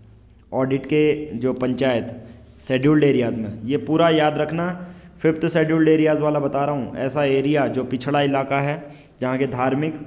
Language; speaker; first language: Hindi; native; Hindi